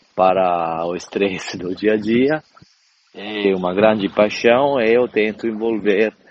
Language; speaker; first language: Portuguese; non-native, fluent; Italian